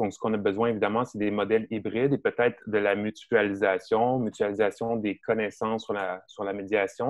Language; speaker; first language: French; native; French